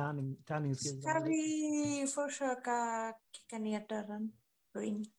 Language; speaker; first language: Swedish; non-native, learner; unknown